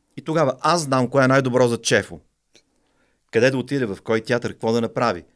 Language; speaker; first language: Bulgarian; native; Bulgarian